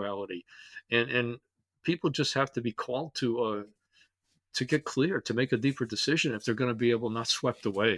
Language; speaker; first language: English; native; English